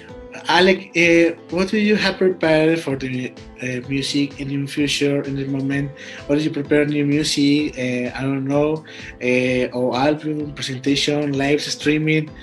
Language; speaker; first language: English; non-native, learner; Spanish